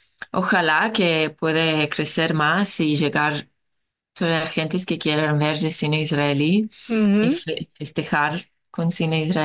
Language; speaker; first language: Spanish; non-native, learner; Hebrew